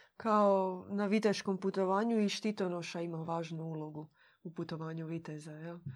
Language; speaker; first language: Croatian; native; Croatian